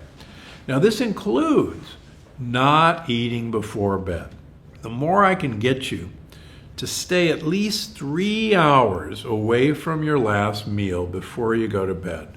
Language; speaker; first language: English; native; English